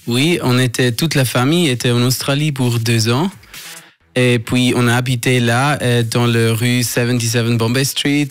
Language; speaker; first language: French; non-native, local second language; German